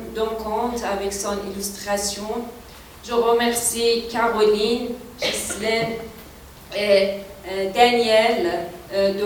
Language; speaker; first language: French; non-native, fluent; Persian